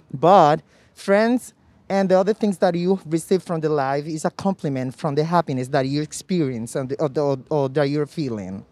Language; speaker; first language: English; non-native, learner; Spanish